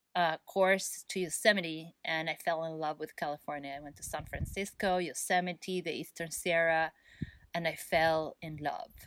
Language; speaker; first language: English; non-native, fluent; Spanish